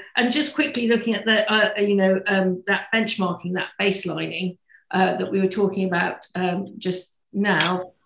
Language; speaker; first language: English; native; English